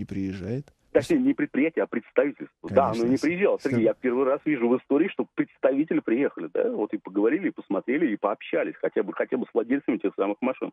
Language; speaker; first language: Russian; native; Russian